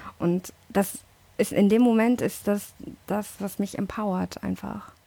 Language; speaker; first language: German; early bilingual, other home language; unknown